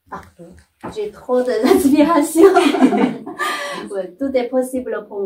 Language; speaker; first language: French; non-native, fluent; Chinese